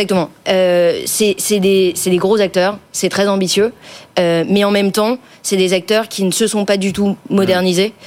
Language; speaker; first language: French; native; French